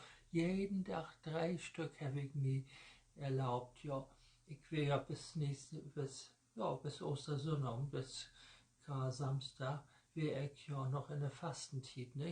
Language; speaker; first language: German; native; German